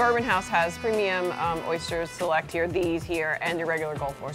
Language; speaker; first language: English; native; English